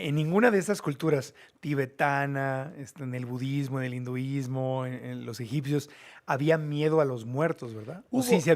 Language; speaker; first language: Spanish; native; Spanish